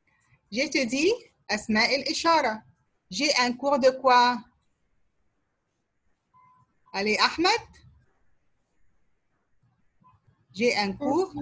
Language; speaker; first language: French; non-native, fluent; Arabic